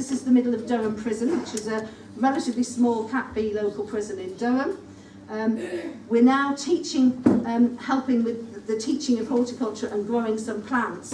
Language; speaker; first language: English; native; English